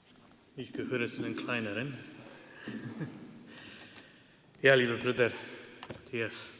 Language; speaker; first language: German; non-native, fluent; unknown